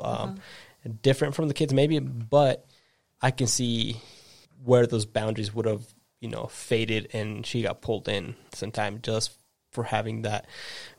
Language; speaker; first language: English; early bilingual, other home language; Spanish